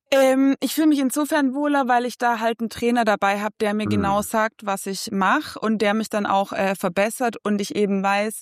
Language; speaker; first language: German; native; German